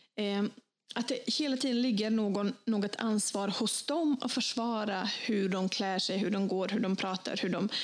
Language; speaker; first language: Swedish; early bilingual, other home language; Bosnian